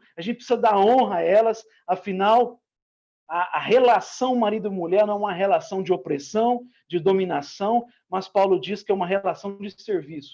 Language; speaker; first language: Portuguese; native; Portuguese